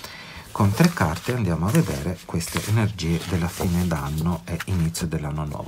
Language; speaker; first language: Italian; native; Italian